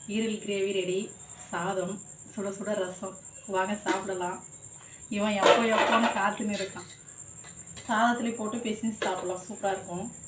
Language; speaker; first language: Tamil; native; Tamil